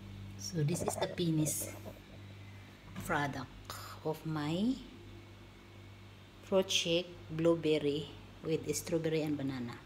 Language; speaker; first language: English; non-native, local second language; Filipino